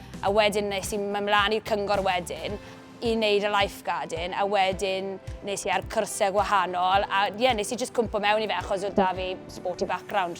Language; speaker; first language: Welsh; native; Welsh